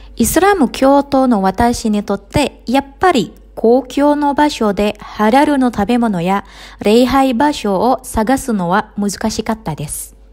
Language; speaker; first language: Japanese; non-native, fluent; Indonesian